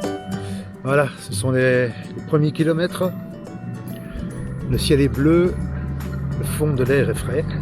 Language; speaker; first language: French; native; French